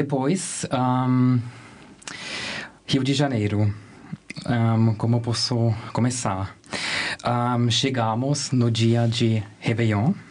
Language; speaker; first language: Portuguese; non-native, learner; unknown